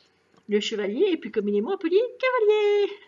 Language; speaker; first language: French; native; French